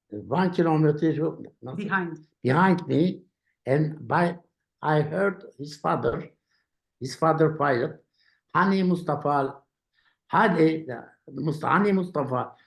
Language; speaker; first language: English; non-native, learner; Turkish